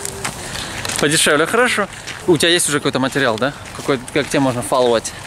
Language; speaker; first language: Russian; native; Russian